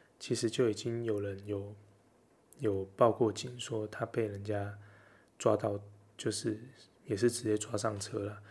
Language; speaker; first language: Chinese; native; Chinese